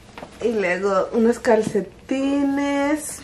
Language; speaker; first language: Spanish; early bilingual, heritage; Spanish